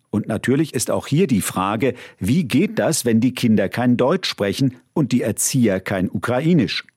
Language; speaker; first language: German; native; German